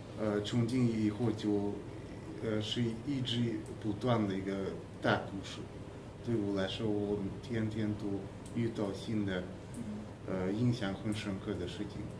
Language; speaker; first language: Chinese; non-native, fluent; Hungarian